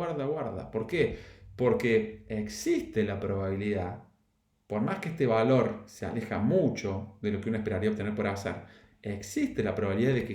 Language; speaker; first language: Spanish; native; Spanish